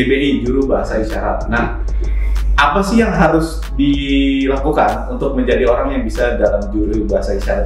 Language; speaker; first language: Indonesian; native; Indonesian